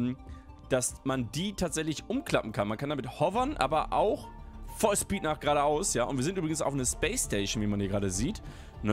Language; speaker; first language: German; native; German